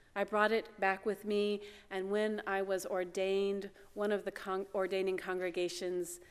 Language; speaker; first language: English; native; English